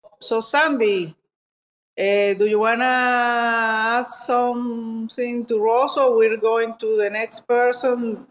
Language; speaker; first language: English; non-native, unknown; Italian